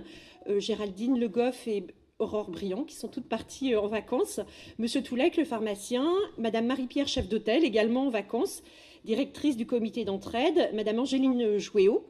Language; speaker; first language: French; native; French